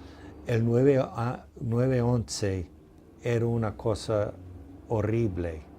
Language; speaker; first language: Spanish; non-native, fluent; English